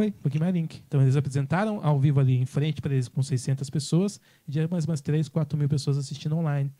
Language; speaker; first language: Portuguese; native; Portuguese